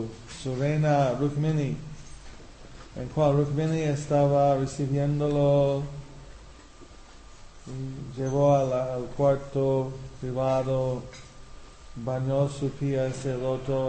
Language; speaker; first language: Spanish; non-native, fluent; English